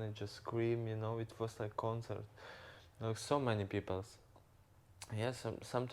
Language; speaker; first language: English; non-native, learner; Ukrainian